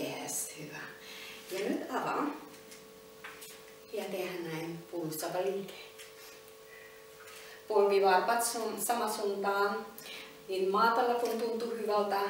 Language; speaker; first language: Finnish; non-native, learner; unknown